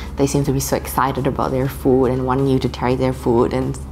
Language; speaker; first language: English; non-native, fluent; Vietnamese